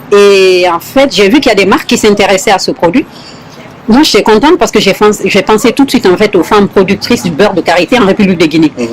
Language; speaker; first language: French; non-native, local second language; Fula